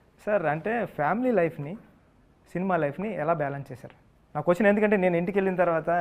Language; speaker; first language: Telugu; native; Telugu